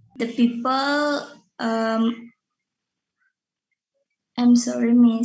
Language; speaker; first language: English; non-native, learner; Indonesian